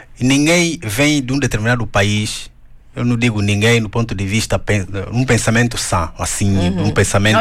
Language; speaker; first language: Portuguese; native; Portuguese